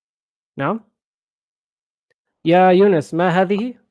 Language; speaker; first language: Arabic; non-native, fluent; English